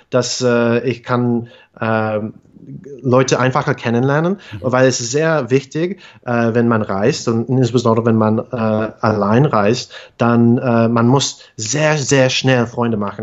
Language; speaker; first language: German; non-native, fluent; English